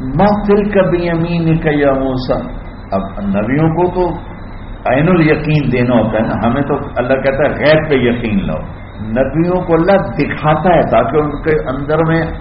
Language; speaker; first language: Urdu; native; Urdu